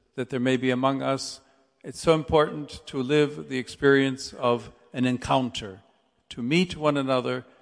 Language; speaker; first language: English; native; English